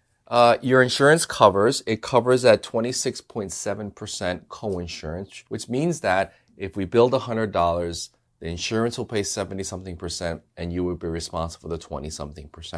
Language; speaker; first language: English; native; English